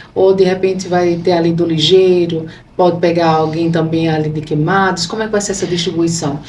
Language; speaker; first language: Portuguese; native; Portuguese